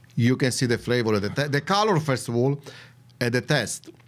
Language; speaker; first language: English; non-native, learner; Italian